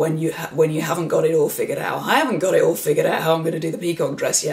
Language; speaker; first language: English; native; English